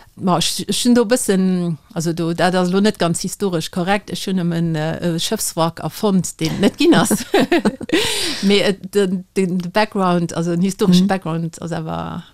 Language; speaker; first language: Luxembourgish; native; Luxembourgish